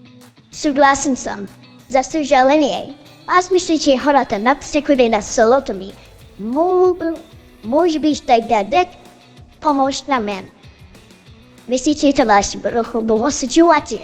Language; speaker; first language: Bulgarian; non-native, learner; Chinese